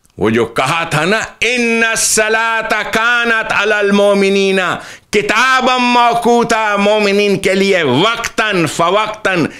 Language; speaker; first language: Urdu; native; Urdu